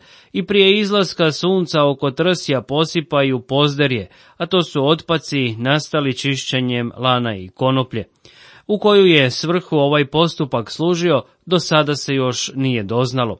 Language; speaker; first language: Croatian; native; Croatian